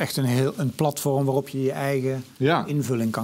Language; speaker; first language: Dutch; native; Dutch